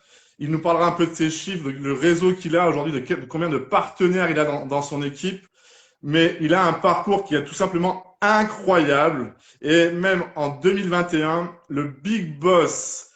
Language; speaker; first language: French; native; French